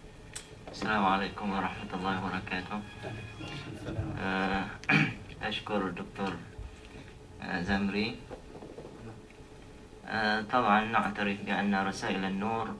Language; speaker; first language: Arabic; non-native, fluent; Malay